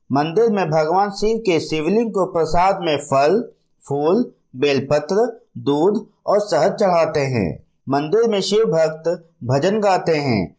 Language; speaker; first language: Hindi; native; Hindi